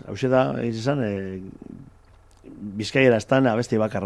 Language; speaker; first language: Basque; native; Basque